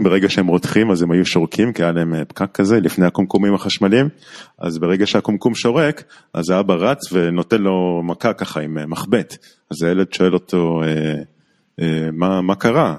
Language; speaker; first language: Hebrew; native; Hebrew